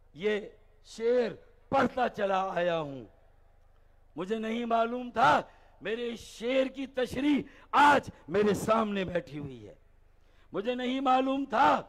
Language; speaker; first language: Urdu; native; Urdu